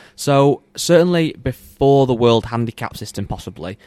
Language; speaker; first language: English; native; English